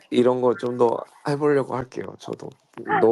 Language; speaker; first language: Korean; early bilingual, heritage; Korean